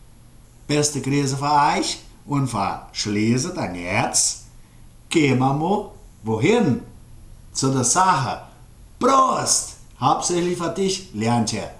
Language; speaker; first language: German; early bilingual, heritage; German